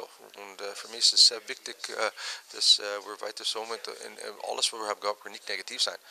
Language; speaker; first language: German; non-native, learner; English